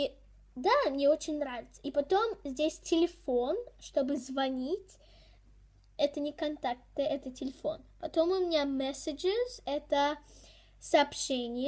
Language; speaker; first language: Russian; early bilingual, heritage; Russian